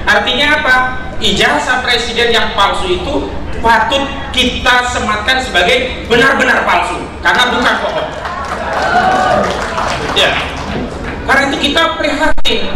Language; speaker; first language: Indonesian; native; Indonesian